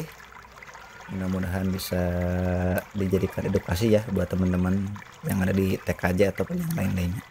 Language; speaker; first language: Indonesian; native; Indonesian